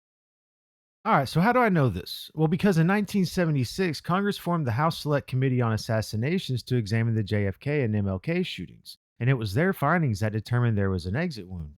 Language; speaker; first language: English; native; English